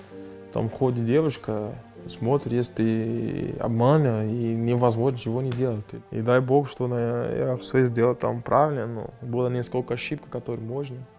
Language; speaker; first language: Russian; non-native, fluent; Portuguese